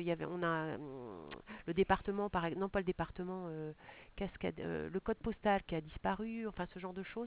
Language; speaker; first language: French; native; French